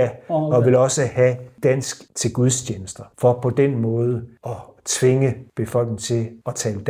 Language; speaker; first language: Danish; native; Danish